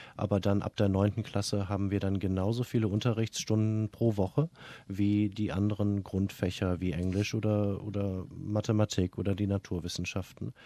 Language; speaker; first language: German; native; German